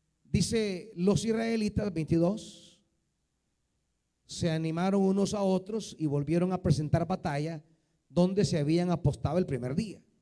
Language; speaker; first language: Spanish; native; Spanish